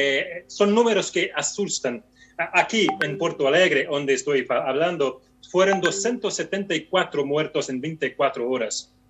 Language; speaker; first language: Spanish; non-native, fluent; Portuguese